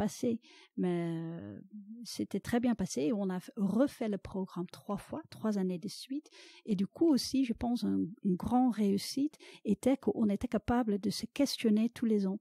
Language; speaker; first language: French; non-native, fluent; Dutch